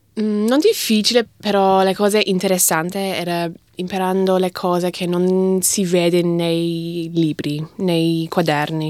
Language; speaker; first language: Italian; non-native, fluent; English